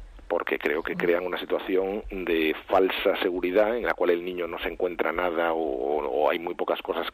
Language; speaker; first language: Spanish; native; Spanish